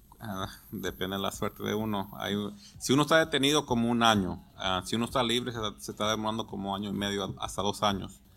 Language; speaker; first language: Spanish; early bilingual, heritage; Spanish